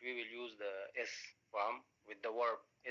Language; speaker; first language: English; non-native, learner; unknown